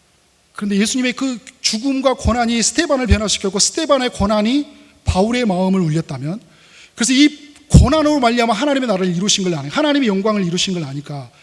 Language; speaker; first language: Korean; native; Korean